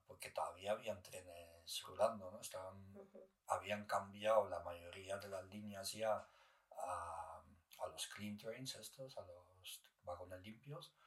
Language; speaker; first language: Spanish; native; Spanish